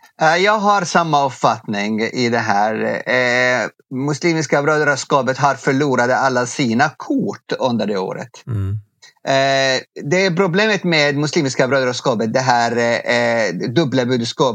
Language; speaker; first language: Swedish; non-native, fluent; Arabic